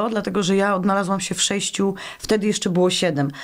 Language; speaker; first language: Polish; native; Polish